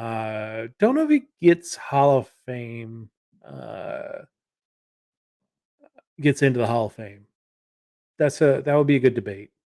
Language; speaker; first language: English; native; English